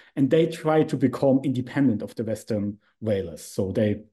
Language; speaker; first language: English; non-native, fluent; Swiss German